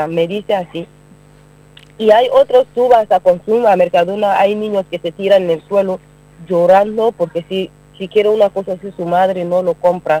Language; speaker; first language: Spanish; non-native, learner; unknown